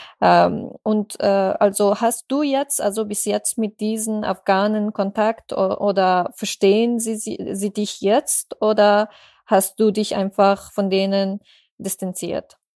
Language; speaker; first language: German; non-native, fluent; Persian